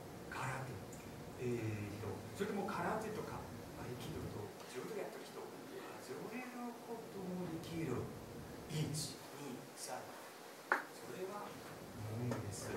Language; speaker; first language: Japanese; non-native, fluent; French